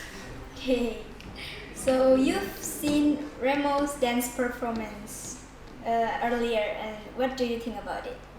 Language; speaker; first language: English; non-native, learner; Indonesian